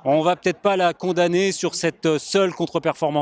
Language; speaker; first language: French; native; French